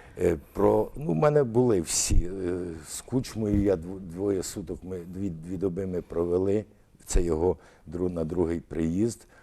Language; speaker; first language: Ukrainian; early bilingual, other home language; Russian